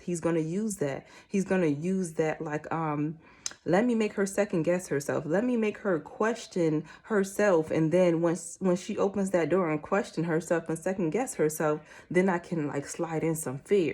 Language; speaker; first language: English; native; English